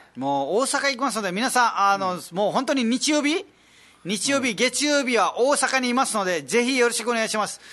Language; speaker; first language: Japanese; non-native, fluent; Nepali